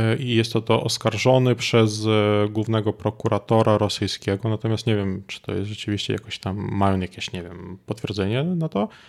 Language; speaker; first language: Polish; non-native, fluent; Russian